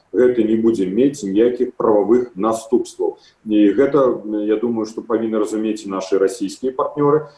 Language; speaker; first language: Belarusian; native; Belarusian